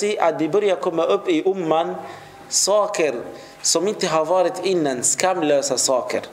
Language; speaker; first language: Swedish; non-native, fluent; Arabic